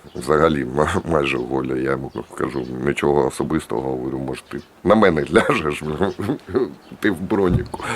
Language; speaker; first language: Ukrainian; native; Ukrainian